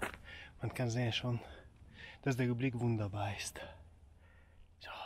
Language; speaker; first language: German; non-native, fluent; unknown